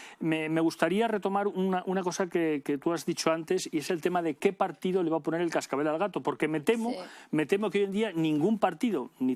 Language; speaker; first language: Spanish; native; Spanish